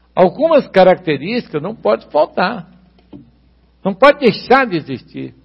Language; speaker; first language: Portuguese; native; Portuguese